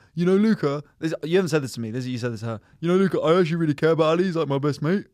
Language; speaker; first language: English; native; English